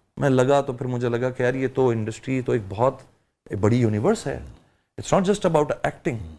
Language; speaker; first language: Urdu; early bilingual, heritage; Urdu